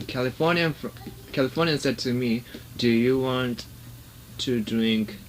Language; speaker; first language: English; non-native, learner; Japanese